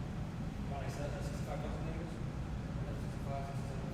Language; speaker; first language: English; native; English